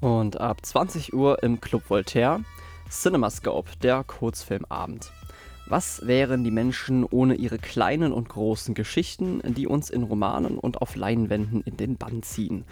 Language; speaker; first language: German; native; German